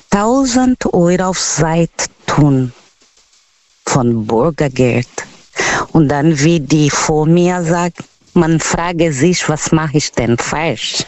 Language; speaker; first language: German; non-native, learner; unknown